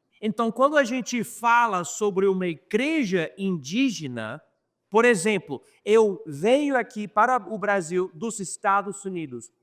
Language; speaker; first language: Portuguese; non-native, fluent; English